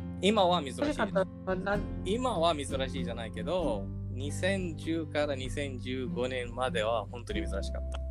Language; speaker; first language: Japanese; non-native, learner; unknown